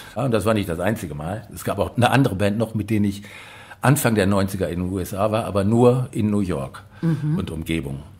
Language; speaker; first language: German; native; German